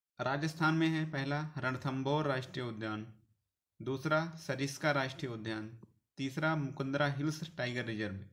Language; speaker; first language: Hindi; native; Hindi